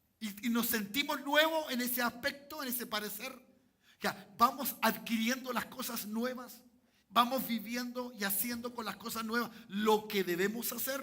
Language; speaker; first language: Spanish; native; Spanish